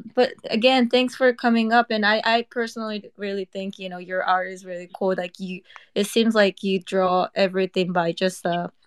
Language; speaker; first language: English; non-native, fluent; Japanese